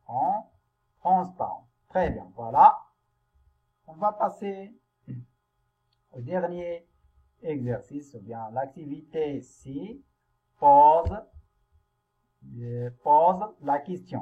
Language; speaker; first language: French; non-native, local second language; Arabic